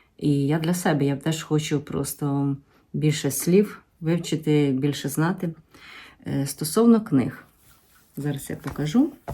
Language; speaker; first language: Ukrainian; native; Ukrainian